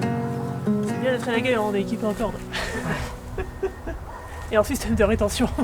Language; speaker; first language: French; native; French